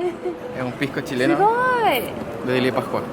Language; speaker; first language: Spanish; native; Spanish